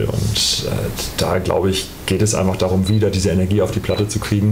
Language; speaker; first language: German; native; German